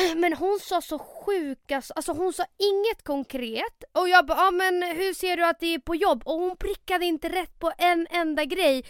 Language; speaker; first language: Swedish; early bilingual, other home language; Spanish